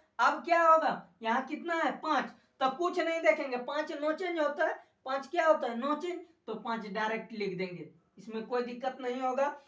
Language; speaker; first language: Hindi; native; Hindi